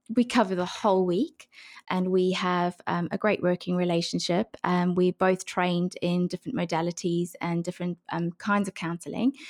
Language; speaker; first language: English; native; English